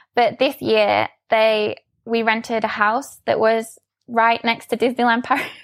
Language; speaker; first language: English; native; English